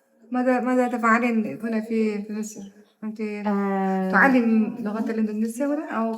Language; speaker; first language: Arabic; non-native, learner; Indonesian